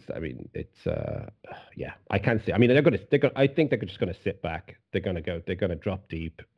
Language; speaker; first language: English; native; English